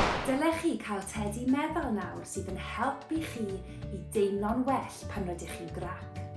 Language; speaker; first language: Welsh; non-native, local second language; English